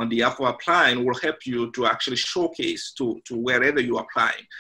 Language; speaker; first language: English; non-native, fluent; French